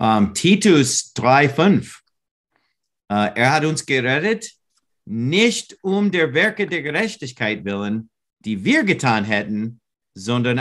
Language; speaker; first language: German; non-native, fluent; English